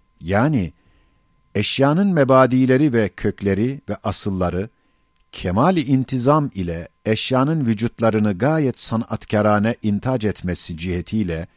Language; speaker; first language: Turkish; native; Turkish